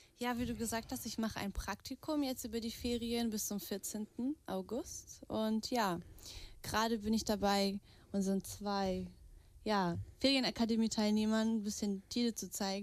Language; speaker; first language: German; early bilingual, heritage; Portuguese